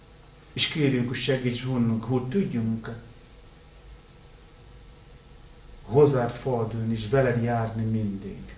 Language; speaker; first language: Hungarian; non-native, learner; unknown